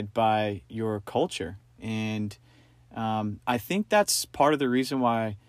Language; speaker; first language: English; native; English